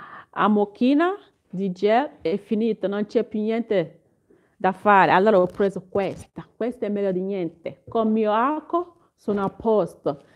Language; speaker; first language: Italian; non-native, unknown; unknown